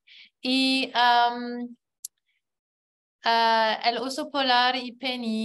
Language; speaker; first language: Spanish; non-native, learner; English